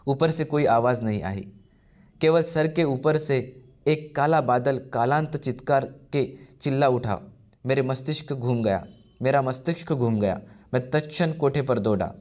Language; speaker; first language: Hindi; non-native, local second language; Marathi